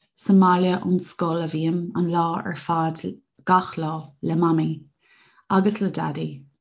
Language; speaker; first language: Irish; native; Irish